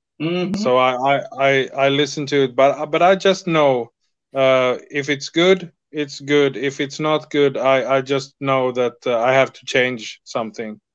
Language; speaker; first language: English; non-native, fluent; Swedish